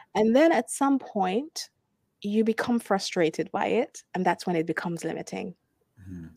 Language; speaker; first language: English; non-native, fluent; Arabic